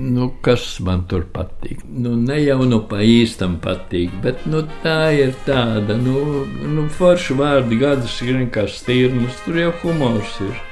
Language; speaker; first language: Latvian; native; Latvian